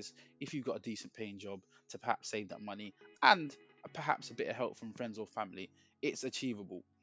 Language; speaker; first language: English; native; English